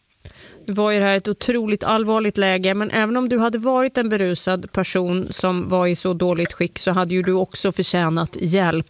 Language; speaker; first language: Swedish; native; Swedish